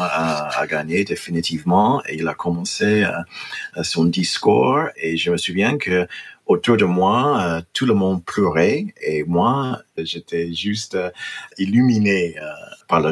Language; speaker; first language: French; non-native, fluent; English